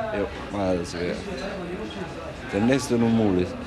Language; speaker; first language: Danish; non-native, learner; Italian